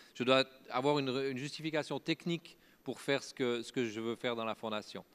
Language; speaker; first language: French; native; French